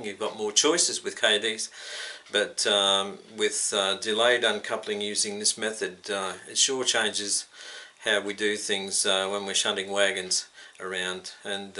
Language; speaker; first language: English; native; English